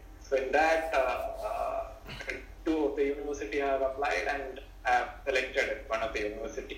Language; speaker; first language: English; non-native, local second language; Malayalam